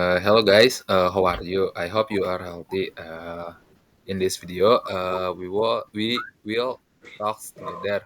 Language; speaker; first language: English; non-native, learner; Indonesian